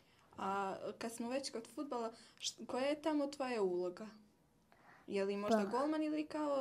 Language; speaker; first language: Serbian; non-native, local second language; Romany